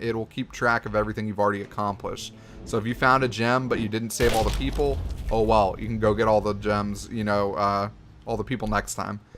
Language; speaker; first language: English; native; English